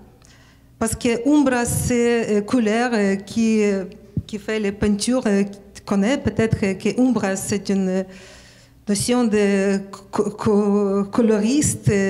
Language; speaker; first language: French; non-native, learner; Ukrainian